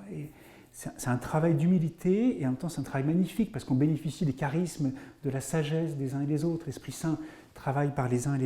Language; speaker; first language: French; native; French